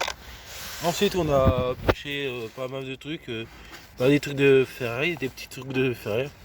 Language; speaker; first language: French; native; French